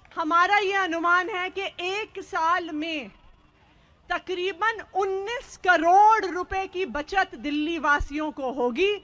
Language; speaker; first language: Hindi; native; Hindi